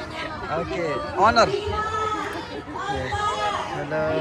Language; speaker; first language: Indonesian; non-native, learner; Urdu